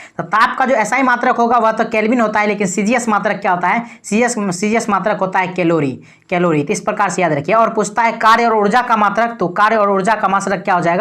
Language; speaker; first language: Hindi; native; Hindi